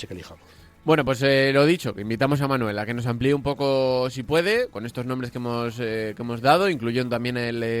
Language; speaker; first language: Spanish; native; Spanish